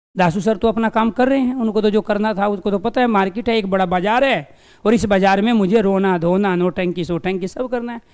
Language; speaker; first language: Hindi; native; Hindi